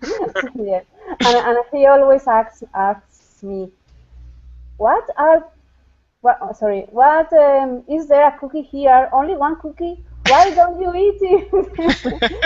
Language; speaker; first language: English; non-native, fluent; Spanish